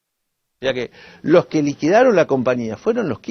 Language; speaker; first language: Spanish; native; Spanish